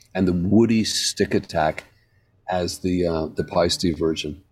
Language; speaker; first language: English; native; English